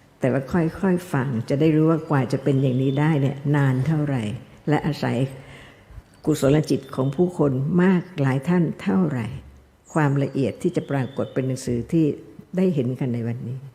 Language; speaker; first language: Thai; native; Thai